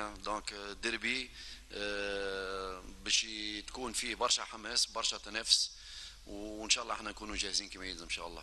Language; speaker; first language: Arabic; native; Arabic